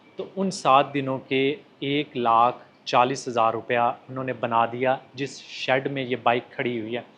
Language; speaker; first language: Urdu; non-native, local second language; Punjabi